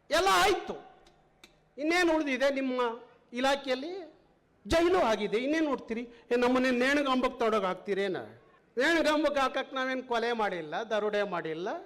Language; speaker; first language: Kannada; native; Kannada